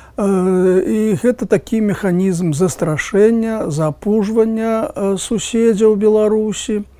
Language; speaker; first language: Belarusian; native; Belarusian